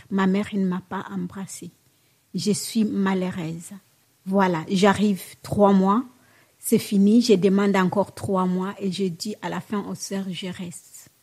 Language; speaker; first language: French; non-native, local second language; Swahili